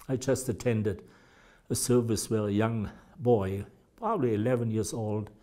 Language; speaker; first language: English; non-native, fluent; German